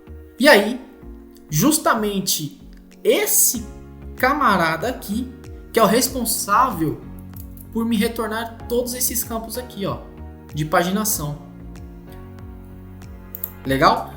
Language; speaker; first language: Portuguese; native; Portuguese